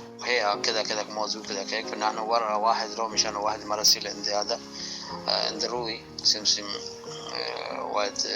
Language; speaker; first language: Arabic; non-native, learner; Urdu